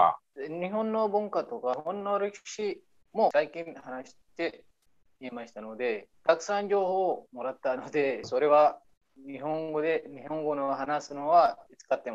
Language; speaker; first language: Japanese; non-native, learner; Arabic